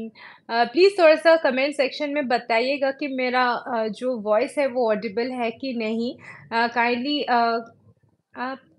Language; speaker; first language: Hindi; non-native, local second language; Bangla